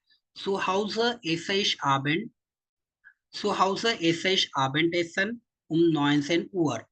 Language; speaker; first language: German; non-native, fluent; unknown